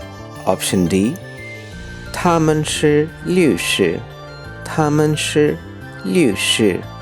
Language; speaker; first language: Chinese; non-native, fluent; Urdu